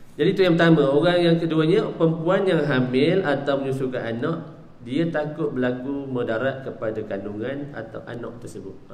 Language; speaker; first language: Malay; native; Malay